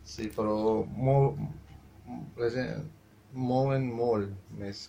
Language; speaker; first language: Catalan; non-native, fluent; Arabic